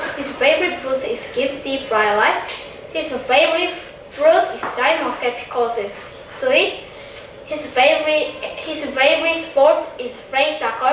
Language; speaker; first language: English; non-native, learner; Korean